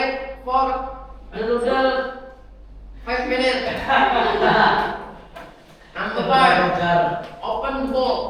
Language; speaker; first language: English; non-native, learner; Indonesian